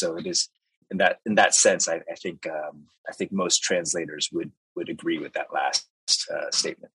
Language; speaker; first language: English; early bilingual, other home language; Spanish